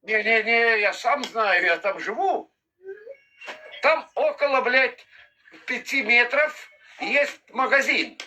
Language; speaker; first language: Russian; non-native, learner; Lithuanian